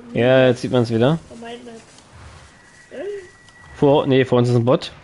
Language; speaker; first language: German; native; German